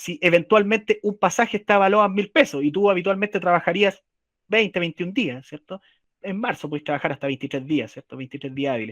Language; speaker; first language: Spanish; native; Spanish